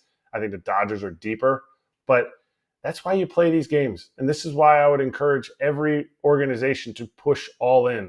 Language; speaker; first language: English; native; English